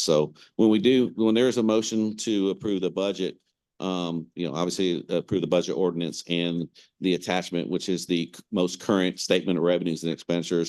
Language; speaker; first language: English; native; English